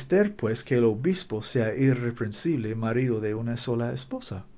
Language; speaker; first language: Spanish; non-native, learner; English